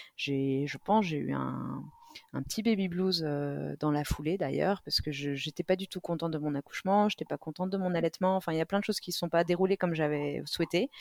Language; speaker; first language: French; native; French